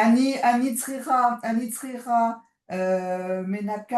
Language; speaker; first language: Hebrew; non-native, learner; French